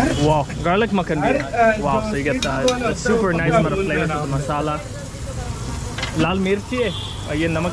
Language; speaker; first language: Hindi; non-native, learner; English